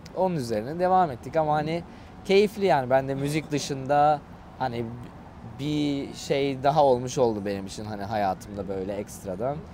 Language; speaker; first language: Turkish; native; Turkish